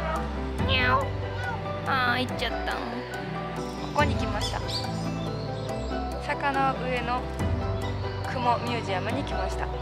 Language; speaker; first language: Japanese; native; Japanese